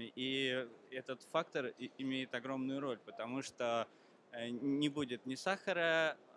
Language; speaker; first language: Russian; native; Russian